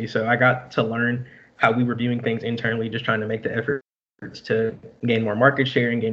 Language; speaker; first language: English; native; English